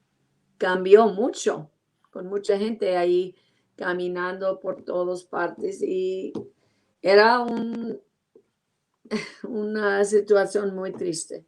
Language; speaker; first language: Spanish; non-native, learner; English